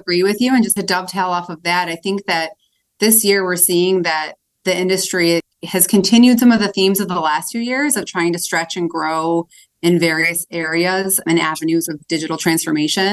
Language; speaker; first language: English; native; English